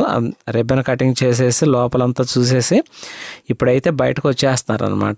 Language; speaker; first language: Telugu; native; Telugu